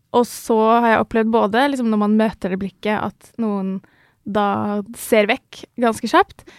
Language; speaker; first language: Norwegian; native; Norwegian